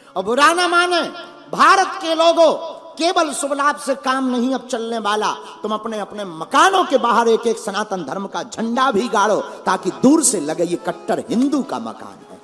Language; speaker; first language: Hindi; native; Hindi